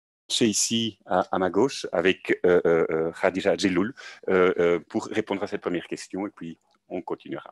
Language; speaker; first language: French; native; French